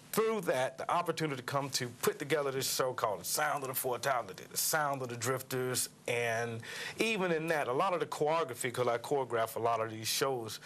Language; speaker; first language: English; native; English